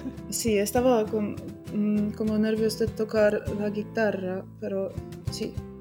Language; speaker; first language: Spanish; non-native, fluent; English